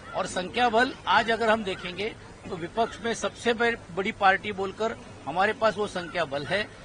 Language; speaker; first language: Hindi; non-native, local second language; Marathi